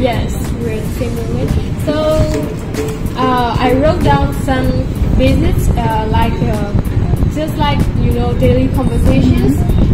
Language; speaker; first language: English; non-native, learner; Burmese